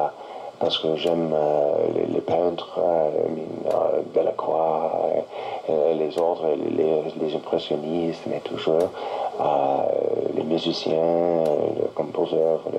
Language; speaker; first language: French; non-native, learner; English